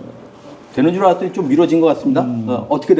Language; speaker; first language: Korean; native; Korean